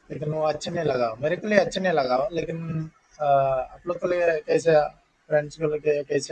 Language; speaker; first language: Hindi; non-native, learner; Bangla